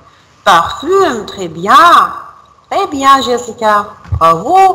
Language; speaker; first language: French; non-native, fluent; Arabic